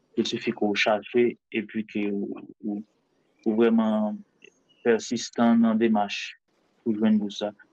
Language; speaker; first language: French; non-native, local second language; Haitian Creole